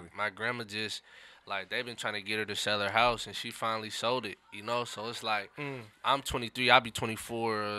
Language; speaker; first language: English; native; English